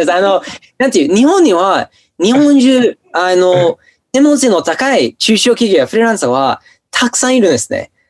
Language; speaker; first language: Japanese; non-native, fluent; English